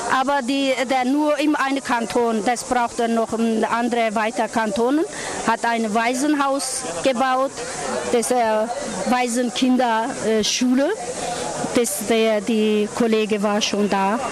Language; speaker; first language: German; non-native, learner; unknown